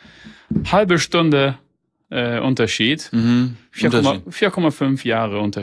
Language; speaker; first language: German; early bilingual, heritage; German